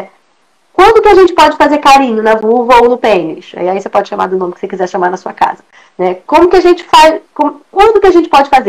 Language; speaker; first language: Portuguese; native; Portuguese